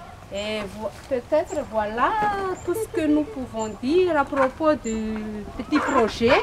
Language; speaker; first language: French; non-native, local second language; Malagasy